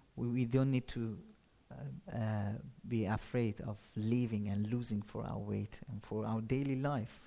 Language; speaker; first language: English; non-native, learner; Persian